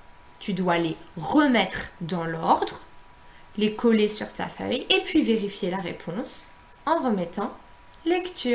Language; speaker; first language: French; native; French